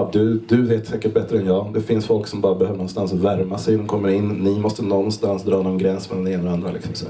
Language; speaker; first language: Swedish; native; Swedish